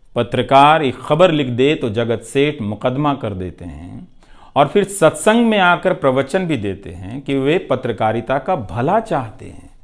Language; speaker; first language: Hindi; non-native, local second language; Bhojpuri